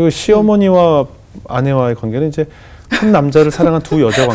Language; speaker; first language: Korean; native; Korean